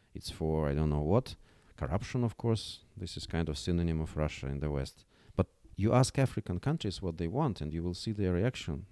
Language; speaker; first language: English; non-native, fluent; Russian